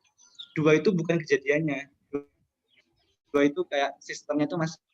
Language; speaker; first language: Indonesian; native; Indonesian